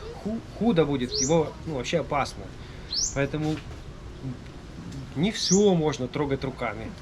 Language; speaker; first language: Russian; native; Russian